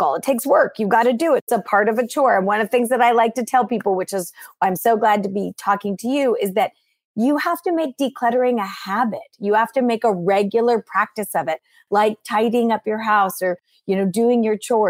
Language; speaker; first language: English; native; English